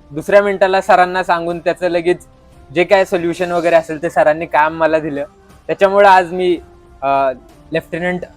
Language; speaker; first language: Marathi; native; Marathi